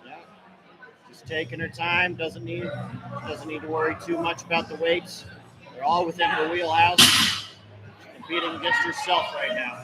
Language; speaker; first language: English; native; English